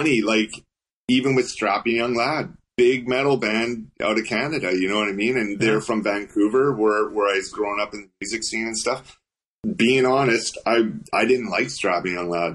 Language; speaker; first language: English; native; English